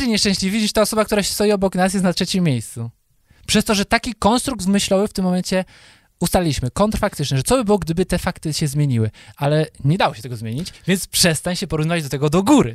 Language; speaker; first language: Polish; native; Polish